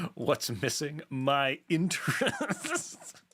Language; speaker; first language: English; native; English